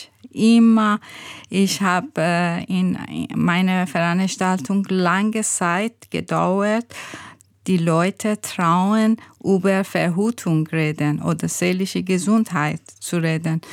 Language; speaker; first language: German; non-native, learner; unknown